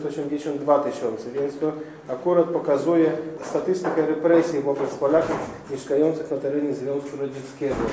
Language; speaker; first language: Polish; non-native, fluent; Russian